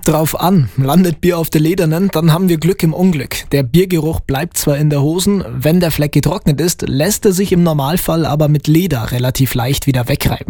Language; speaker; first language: German; native; German